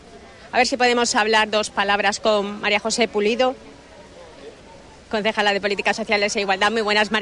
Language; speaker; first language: Spanish; native; Spanish